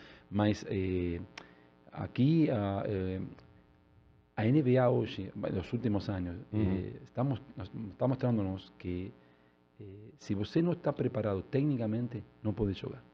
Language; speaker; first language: Portuguese; non-native, learner; Spanish